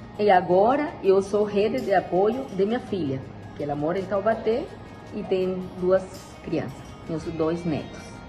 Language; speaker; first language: Portuguese; non-native, fluent; Spanish